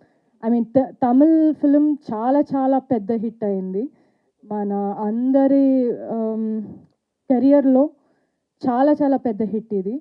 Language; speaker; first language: Telugu; non-native, fluent; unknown